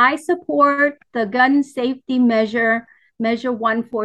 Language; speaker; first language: English; early bilingual, other home language; Vietnamese